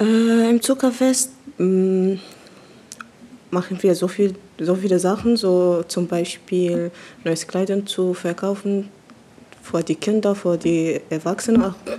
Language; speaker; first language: German; non-native, learner; Arabic